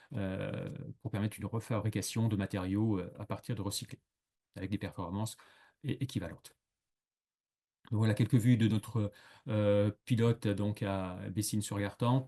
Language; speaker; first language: French; native; French